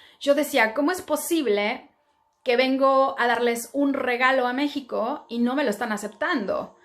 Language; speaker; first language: Spanish; native; Spanish